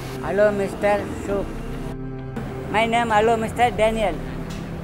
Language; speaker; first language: English; non-native, learner; Tamil